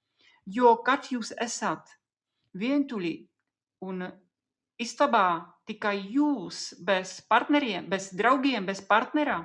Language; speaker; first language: Latvian; non-native, fluent; Czech